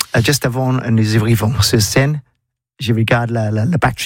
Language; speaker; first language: French; non-native, learner; English